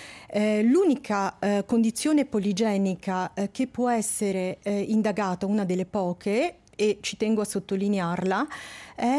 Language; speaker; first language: Italian; native; Italian